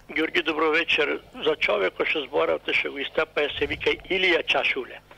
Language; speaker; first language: Macedonian; native; Macedonian